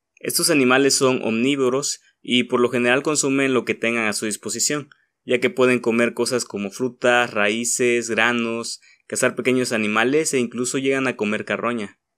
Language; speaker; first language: Spanish; native; Spanish